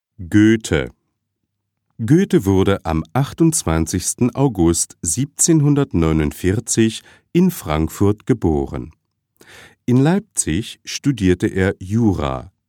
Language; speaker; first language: German; native; German